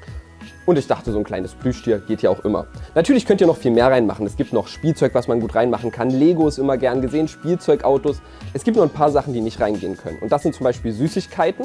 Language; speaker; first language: German; native; German